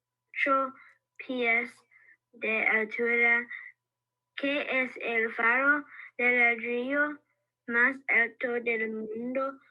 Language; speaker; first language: Spanish; non-native, learner; English